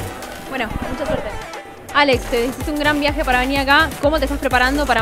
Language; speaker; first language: Spanish; native; Spanish